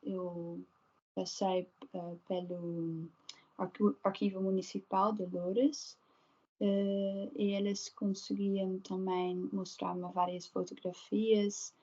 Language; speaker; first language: Portuguese; non-native, learner; Dutch